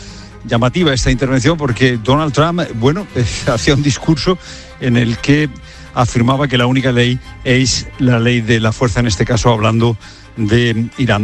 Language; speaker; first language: Spanish; native; Spanish